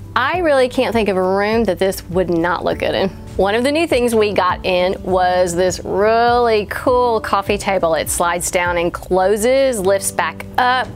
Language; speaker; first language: English; native; English